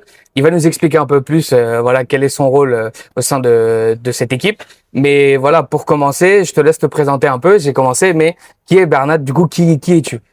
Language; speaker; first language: French; native; French